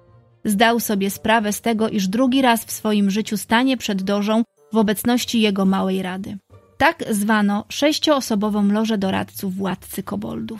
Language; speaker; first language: Polish; native; Polish